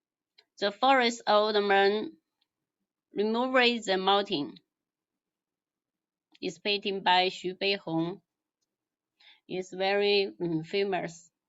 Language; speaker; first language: English; non-native, learner; Chinese